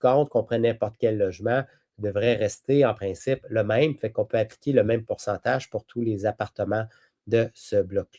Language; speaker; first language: French; native; French